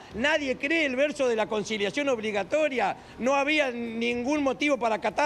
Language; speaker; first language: Spanish; native; Spanish